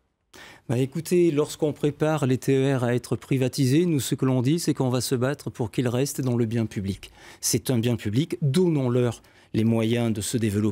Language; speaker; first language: French; native; French